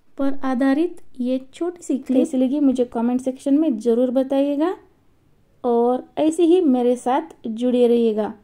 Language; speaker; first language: Hindi; non-native, local second language; Marathi